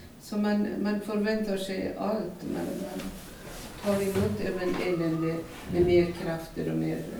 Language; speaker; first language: Swedish; non-native, fluent; Persian